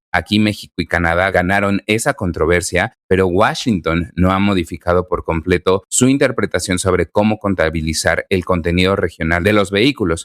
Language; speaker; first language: Spanish; native; Spanish